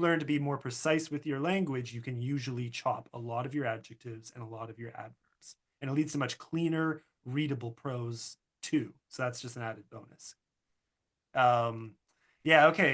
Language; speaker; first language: English; native; English